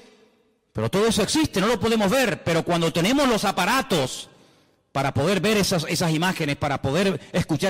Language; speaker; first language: Spanish; native; Spanish